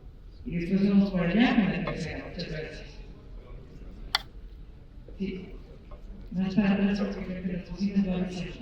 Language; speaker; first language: Spanish; native; Spanish